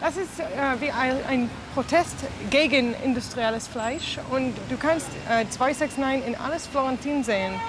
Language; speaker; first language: German; non-native, learner; Hebrew